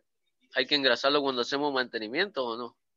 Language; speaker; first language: Spanish; native; Spanish